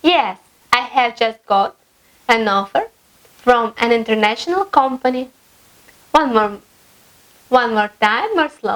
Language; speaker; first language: English; non-native, fluent; Russian